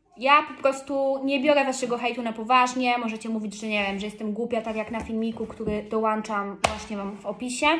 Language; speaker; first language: Polish; early bilingual, heritage; Polish